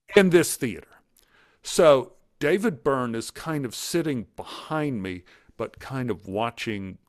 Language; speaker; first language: English; native; English